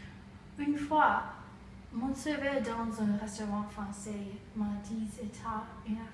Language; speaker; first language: French; non-native, learner; English